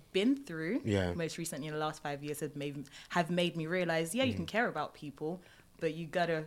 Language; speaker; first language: English; native; English